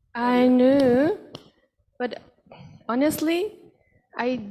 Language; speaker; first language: English; non-native, fluent; Spanish